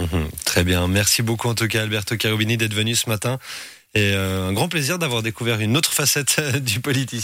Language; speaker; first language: French; native; French